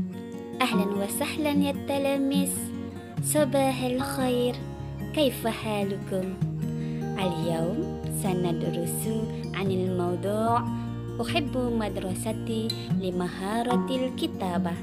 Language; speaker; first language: Arabic; non-native, fluent; Malay